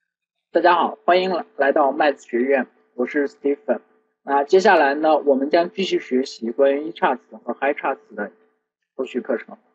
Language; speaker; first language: Chinese; native; Chinese